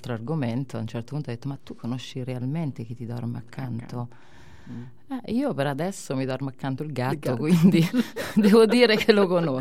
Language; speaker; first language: Italian; native; Italian